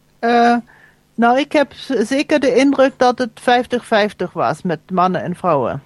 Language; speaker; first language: Dutch; non-native, fluent; German